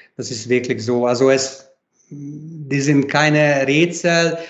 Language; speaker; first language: German; non-native, fluent; Hungarian